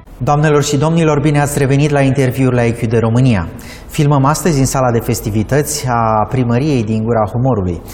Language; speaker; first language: Romanian; native; Romanian